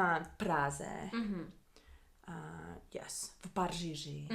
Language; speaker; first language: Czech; non-native, learner; English